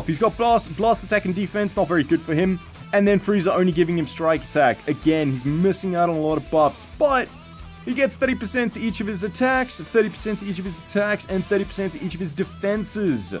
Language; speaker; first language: English; native; English